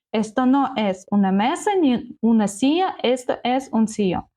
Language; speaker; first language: Spanish; non-native, learner; Ukrainian